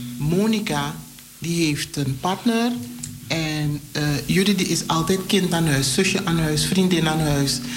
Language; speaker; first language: Dutch; native; Dutch